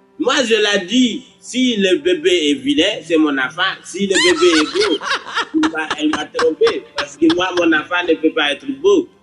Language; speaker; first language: French; non-native, local second language; Wolof